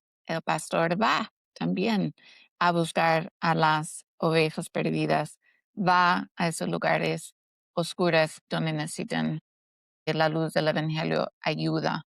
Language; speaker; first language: Spanish; non-native, fluent; English